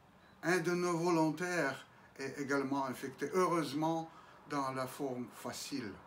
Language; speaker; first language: French; non-native, fluent; Russian